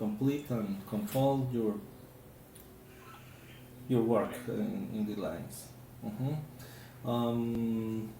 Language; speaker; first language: English; non-native, learner; Spanish